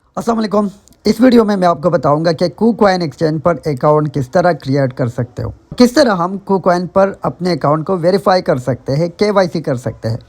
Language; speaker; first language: Urdu; non-native, local second language; Pashto